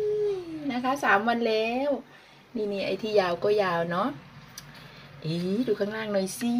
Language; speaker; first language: Thai; native; Thai